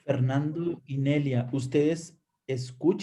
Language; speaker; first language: Spanish; native; Spanish